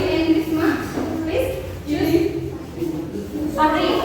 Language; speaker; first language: English; non-native, learner; Indonesian